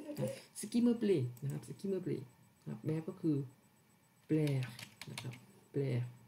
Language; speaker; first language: French; non-native, learner; Thai